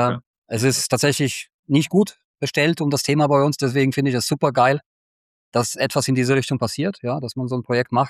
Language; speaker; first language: German; native; German